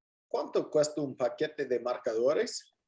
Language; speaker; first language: Spanish; non-native, fluent; English